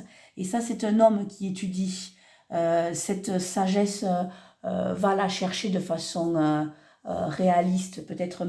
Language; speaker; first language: French; native; French